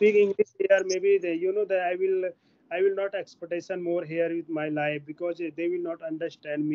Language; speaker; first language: English; non-native, learner; Hindi